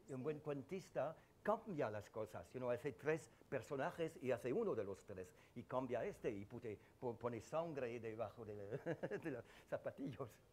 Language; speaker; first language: Spanish; non-native, fluent; French